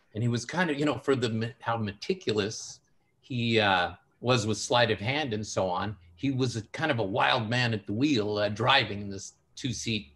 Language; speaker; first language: English; native; English